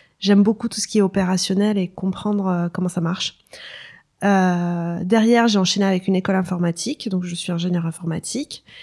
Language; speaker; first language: French; non-native, local second language; Arabic